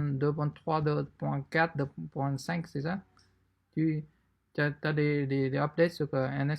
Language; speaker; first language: French; non-native, fluent; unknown